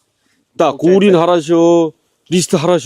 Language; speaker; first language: Russian; non-native, learner; Korean